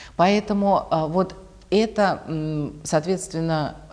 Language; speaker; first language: Russian; native; Russian